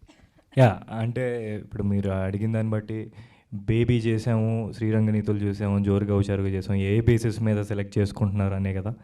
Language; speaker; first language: Telugu; native; Telugu